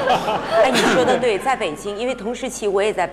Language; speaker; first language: Chinese; native; Chinese